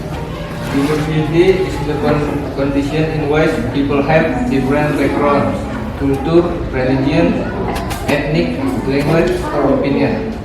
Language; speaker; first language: English; non-native, learner; Indonesian